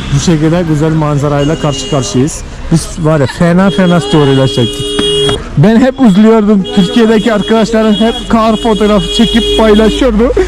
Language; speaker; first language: Turkish; non-native, fluent; Malayalam